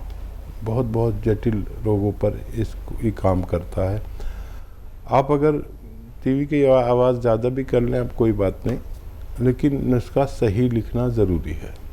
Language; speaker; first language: Hindi; native; Hindi